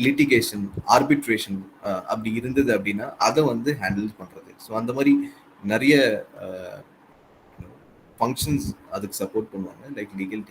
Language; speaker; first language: Tamil; native; Tamil